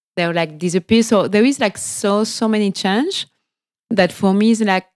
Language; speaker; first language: English; non-native, fluent; French